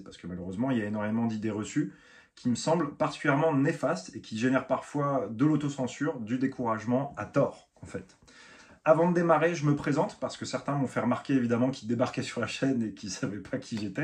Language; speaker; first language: French; native; French